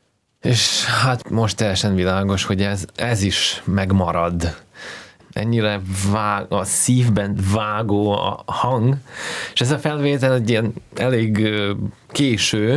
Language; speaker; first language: Hungarian; non-native, fluent; Russian